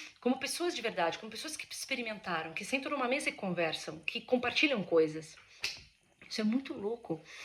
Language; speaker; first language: Portuguese; native; Portuguese